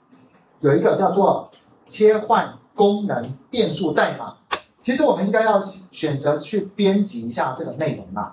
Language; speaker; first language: Chinese; native; Chinese